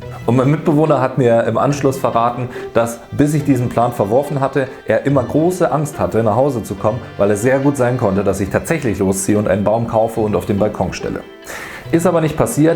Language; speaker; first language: German; native; German